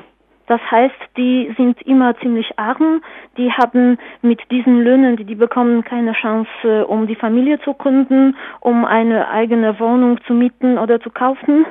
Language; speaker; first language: German; non-native, fluent; Polish